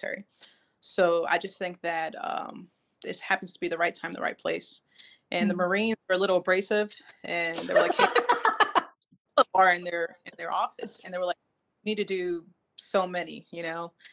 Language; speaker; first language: English; native; English